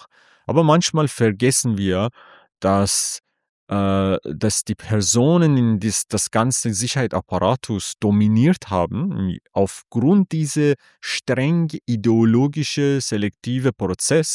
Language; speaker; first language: German; non-native, fluent; Persian